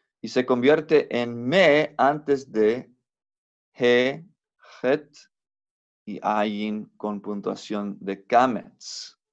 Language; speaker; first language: Spanish; non-native, fluent; English